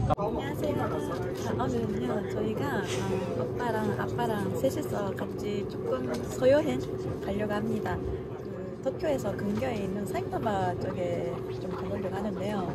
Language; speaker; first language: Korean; non-native, fluent; Japanese